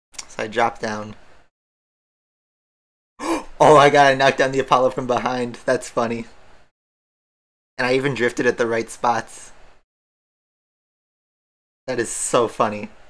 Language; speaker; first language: English; native; English